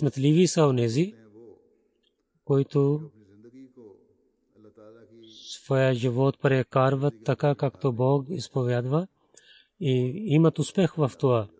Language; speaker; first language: Bulgarian; non-native, learner; Urdu